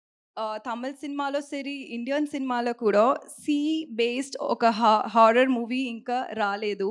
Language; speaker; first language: Telugu; non-native, learner; Tamil